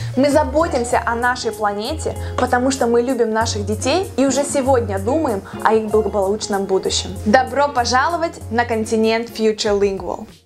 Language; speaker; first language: Russian; native; Russian